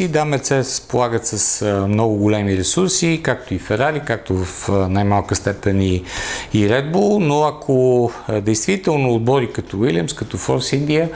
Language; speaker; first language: Bulgarian; native; Bulgarian